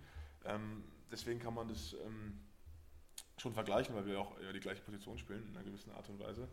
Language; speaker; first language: German; native; German